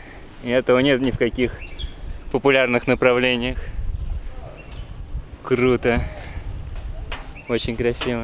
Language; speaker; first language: Russian; native; Russian